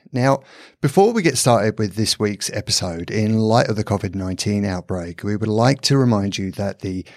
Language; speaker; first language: English; native; English